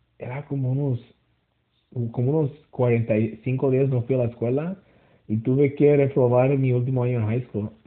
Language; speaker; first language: Spanish; early bilingual, heritage; Spanish